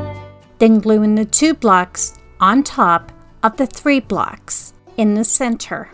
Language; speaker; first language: English; native; English